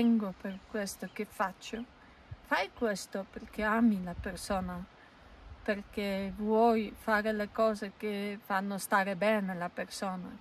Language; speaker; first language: Italian; non-native, learner; Polish